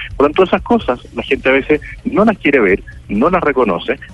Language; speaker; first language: Spanish; native; Spanish